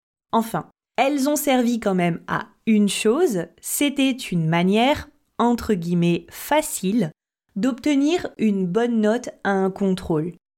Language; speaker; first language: French; native; French